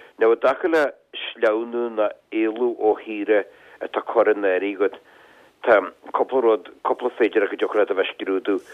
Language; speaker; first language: Irish; native; Irish